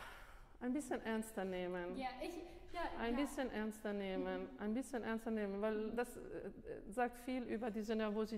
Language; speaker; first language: German; non-native, fluent; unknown